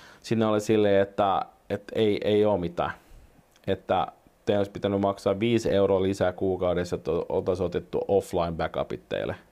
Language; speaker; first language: Finnish; non-native, local second language; Swedish